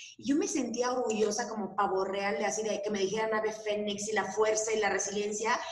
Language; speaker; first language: Spanish; native; Spanish